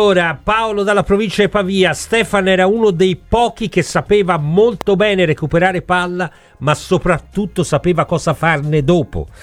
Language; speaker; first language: Italian; native; Italian